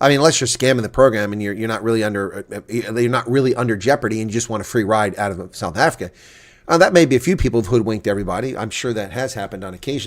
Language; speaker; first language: English; native; English